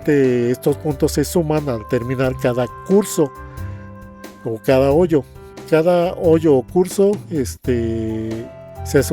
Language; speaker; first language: Spanish; native; Spanish